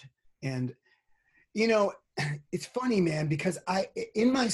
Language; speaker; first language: English; native; English